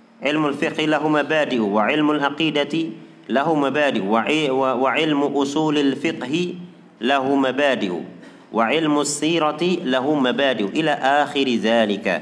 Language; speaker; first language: Arabic; non-native, fluent; Indonesian